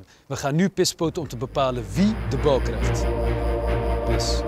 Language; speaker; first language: Dutch; native; Dutch